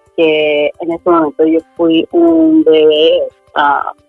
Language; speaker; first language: Spanish; early bilingual, other home language; Swedish